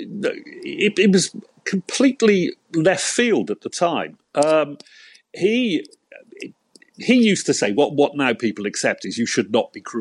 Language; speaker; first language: English; native; English